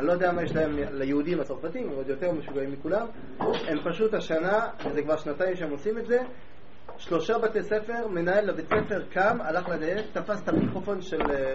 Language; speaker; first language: Hebrew; native; Hebrew